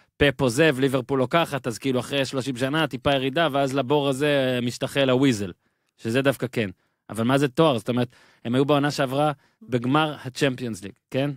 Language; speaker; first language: Hebrew; native; Hebrew